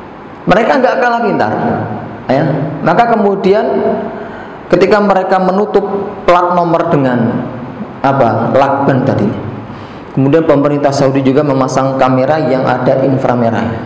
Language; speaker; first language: Indonesian; native; Indonesian